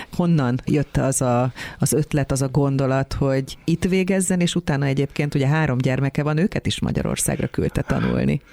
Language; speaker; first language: Hungarian; native; Hungarian